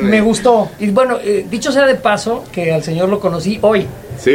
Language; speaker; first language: Spanish; native; Spanish